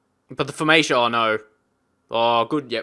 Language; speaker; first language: English; native; English